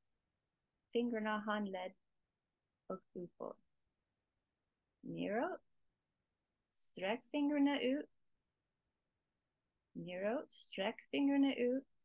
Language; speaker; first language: Swedish; non-native, learner; English